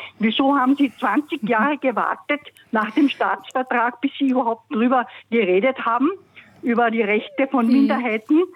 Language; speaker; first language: German; non-native, local second language; Slovenian